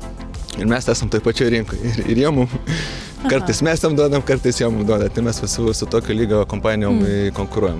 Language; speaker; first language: Lithuanian; native; Lithuanian